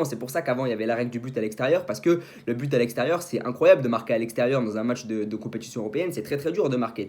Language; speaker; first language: French; native; French